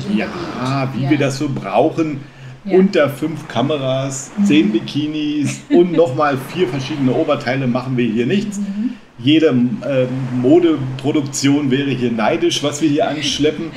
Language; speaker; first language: German; native; German